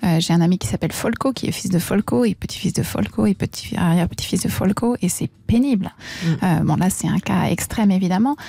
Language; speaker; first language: French; native; French